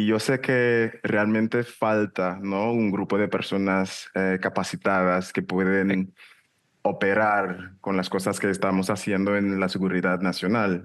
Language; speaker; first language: Spanish; non-native, fluent; English